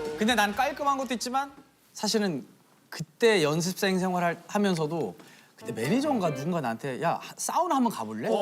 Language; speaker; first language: Korean; early bilingual, heritage; Korean